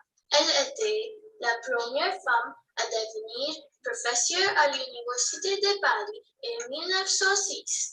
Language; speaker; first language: French; non-native, learner; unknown